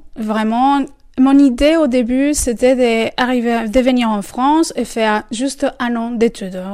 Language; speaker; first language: French; non-native, fluent; Spanish